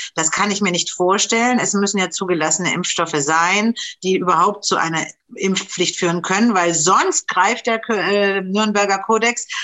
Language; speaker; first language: German; non-native, fluent; Romanian